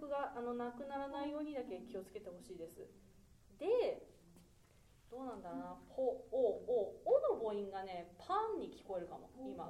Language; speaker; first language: Japanese; native; Japanese